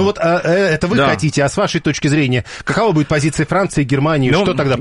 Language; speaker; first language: Russian; native; Russian